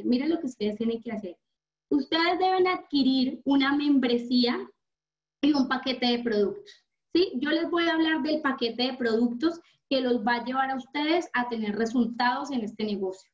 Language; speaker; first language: Spanish; native; Spanish